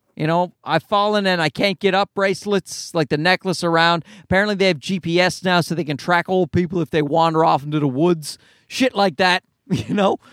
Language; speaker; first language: English; native; English